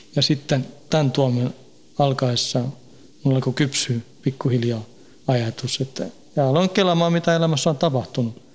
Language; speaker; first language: Finnish; early bilingual, heritage; Finnish